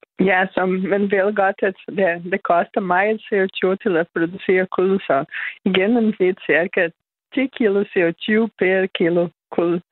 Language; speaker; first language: Danish; non-native, fluent; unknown